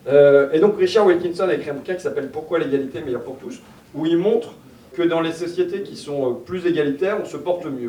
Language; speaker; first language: French; native; French